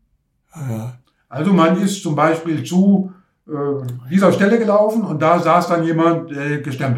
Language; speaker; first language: German; native; German